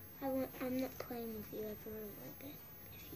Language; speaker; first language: English; native; English